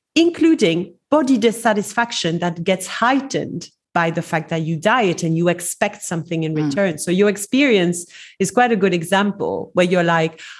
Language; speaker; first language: English; non-native, fluent; French